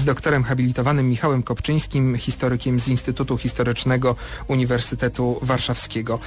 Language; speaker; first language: Polish; native; Polish